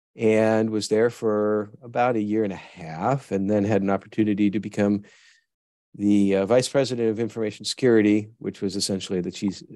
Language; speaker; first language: English; native; English